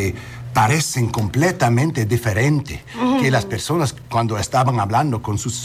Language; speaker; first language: Spanish; early bilingual, heritage; English